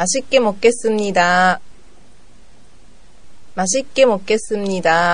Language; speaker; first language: Korean; non-native, learner; Japanese